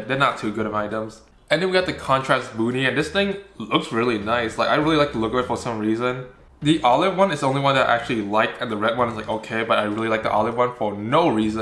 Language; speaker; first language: English; native; English